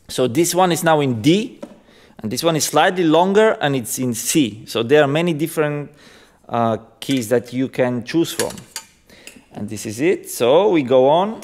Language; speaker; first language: English; non-native, fluent; Bulgarian